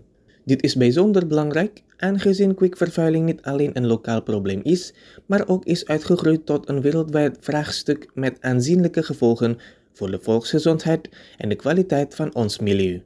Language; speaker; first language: Dutch; non-native, fluent; Indonesian